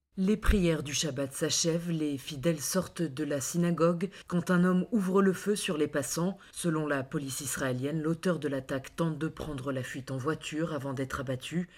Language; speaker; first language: French; native; French